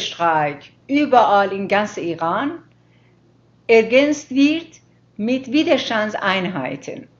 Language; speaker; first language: German; non-native, fluent; Persian